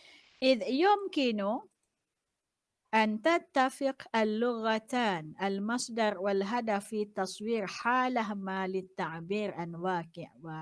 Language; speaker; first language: Arabic; non-native, fluent; Malay